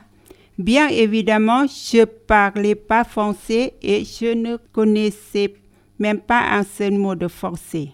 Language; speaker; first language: French; non-native, learner; Thai